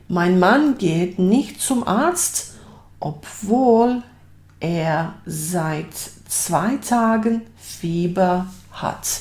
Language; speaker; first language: German; non-native, fluent; Bosnian